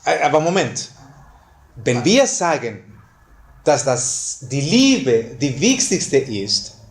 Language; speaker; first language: German; non-native, fluent; Spanish